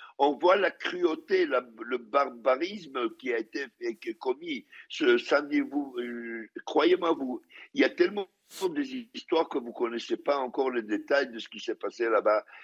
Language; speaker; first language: French; non-native, fluent; Hebrew